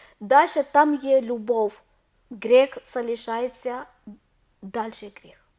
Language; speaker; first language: Ukrainian; non-native, learner; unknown